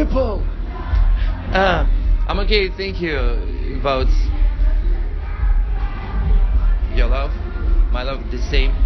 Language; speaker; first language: English; non-native, learner; Russian